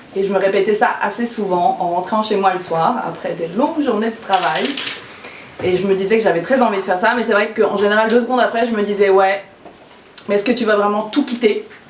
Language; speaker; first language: French; early bilingual, other home language; Korean